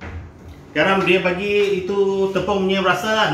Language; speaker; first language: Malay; non-native, local second language; Chinese